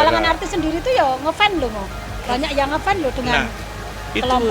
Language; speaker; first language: Indonesian; native; Indonesian